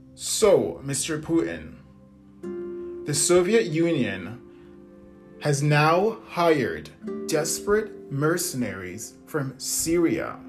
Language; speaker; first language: English; native; English